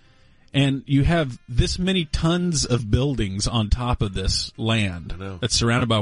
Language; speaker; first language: English; native; English